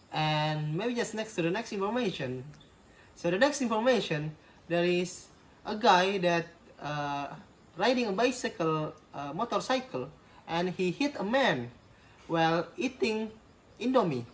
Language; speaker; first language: English; non-native, learner; Indonesian